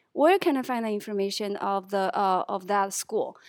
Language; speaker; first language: English; non-native, fluent; Chinese